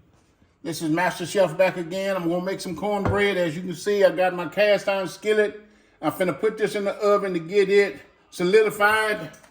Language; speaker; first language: English; native; English